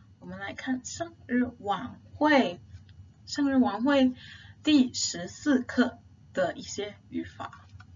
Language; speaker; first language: Chinese; non-native, fluent; English